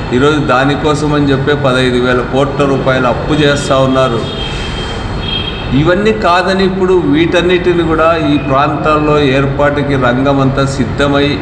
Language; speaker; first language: Telugu; native; Telugu